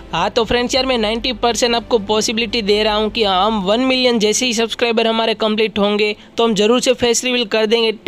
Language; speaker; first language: Hindi; non-native, local second language; Gujarati